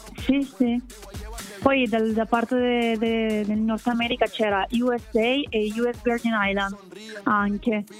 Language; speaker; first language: Italian; early bilingual, other home language; Spanish